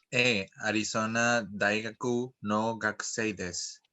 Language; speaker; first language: Japanese; non-native, learner; Spanish